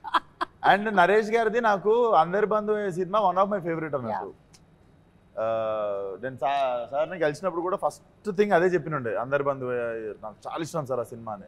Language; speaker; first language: Telugu; native; Telugu